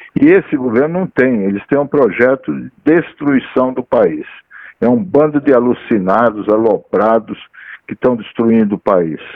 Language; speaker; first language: Portuguese; native; Portuguese